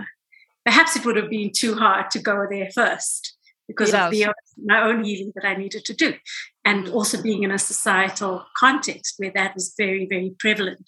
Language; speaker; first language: English; native; English